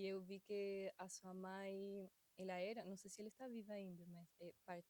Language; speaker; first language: Portuguese; non-native, fluent; Spanish